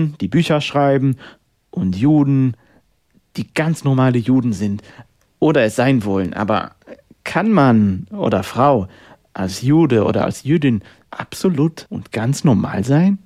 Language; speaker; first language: German; non-native, fluent; Hebrew